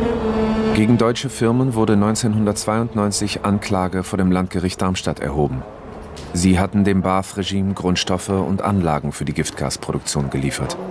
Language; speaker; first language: German; native; German